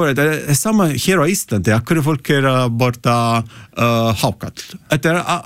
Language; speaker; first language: Icelandic; non-native, learner; Italian